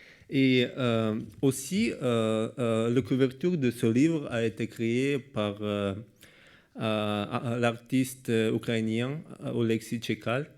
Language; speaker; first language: French; non-native, learner; Russian